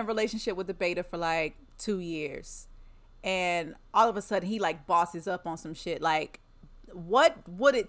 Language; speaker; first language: English; native; English